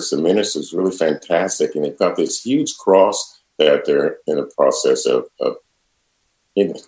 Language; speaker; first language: English; native; English